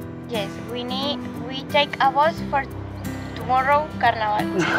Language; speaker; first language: English; non-native, learner; Spanish